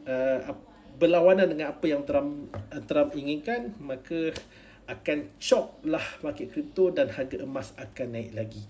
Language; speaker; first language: Malay; native; Malay